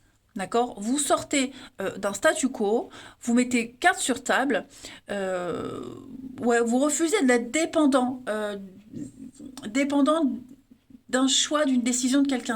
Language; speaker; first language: French; native; French